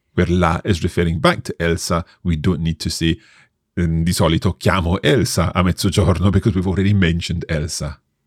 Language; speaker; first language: English; native; English